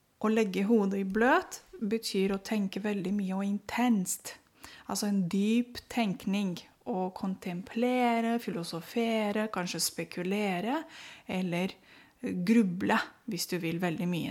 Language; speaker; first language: Norwegian; non-native, fluent; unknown